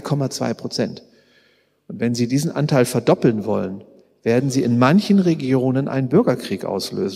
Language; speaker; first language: German; native; German